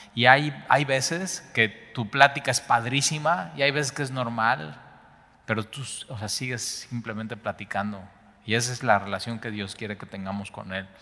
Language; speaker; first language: Spanish; native; Spanish